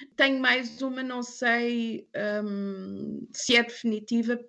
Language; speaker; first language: Portuguese; non-native, fluent; English